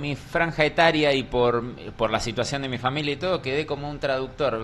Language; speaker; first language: Spanish; native; Spanish